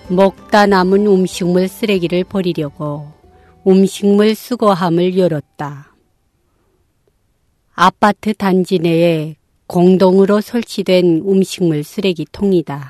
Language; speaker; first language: Korean; non-native, local second language; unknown